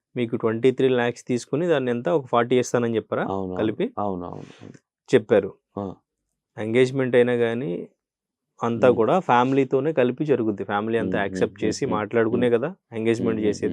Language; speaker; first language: Telugu; native; Telugu